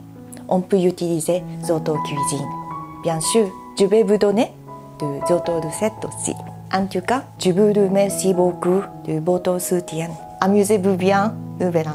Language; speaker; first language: French; non-native, learner; Japanese